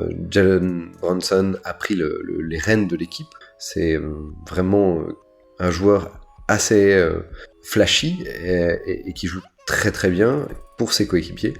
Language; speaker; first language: French; native; French